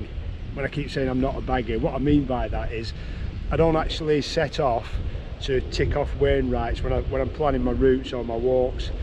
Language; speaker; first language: English; native; English